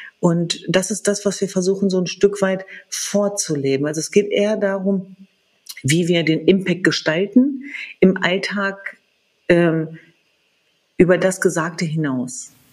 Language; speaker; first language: German; early bilingual, other home language; Kurdish